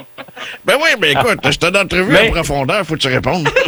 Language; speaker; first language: French; native; French